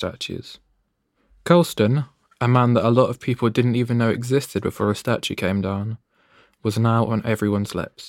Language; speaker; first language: English; native; English